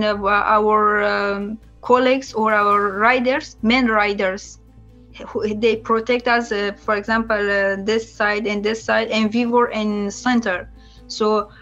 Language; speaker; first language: English; non-native, learner; Persian